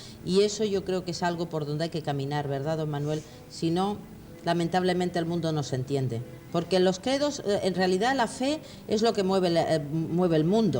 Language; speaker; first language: Spanish; native; Spanish